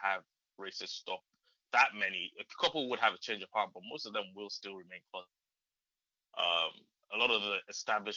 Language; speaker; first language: English; non-native, local second language; Yoruba